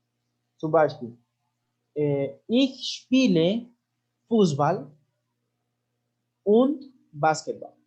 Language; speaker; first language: German; non-native, fluent; Spanish